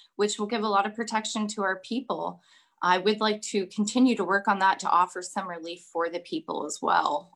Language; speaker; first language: English; native; English